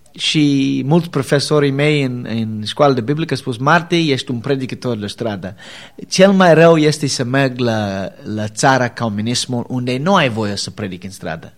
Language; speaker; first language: Romanian; non-native, learner; English